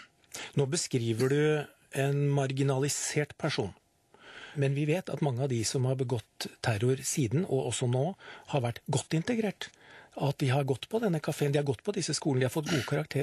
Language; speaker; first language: Norwegian; native; Norwegian